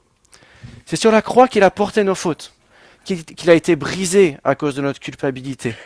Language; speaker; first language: French; native; French